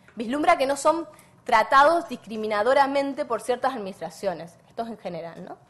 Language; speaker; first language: Spanish; native; Spanish